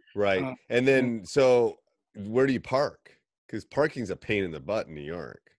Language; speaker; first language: English; native; English